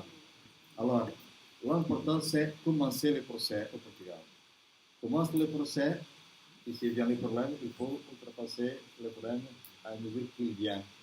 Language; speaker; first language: French; non-native, learner; Portuguese